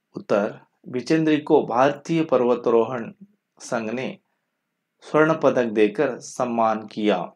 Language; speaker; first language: Hindi; non-native, local second language; Kannada